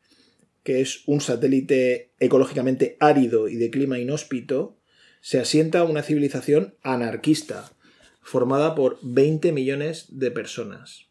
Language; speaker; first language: Spanish; native; Spanish